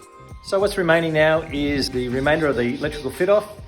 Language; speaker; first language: English; native; English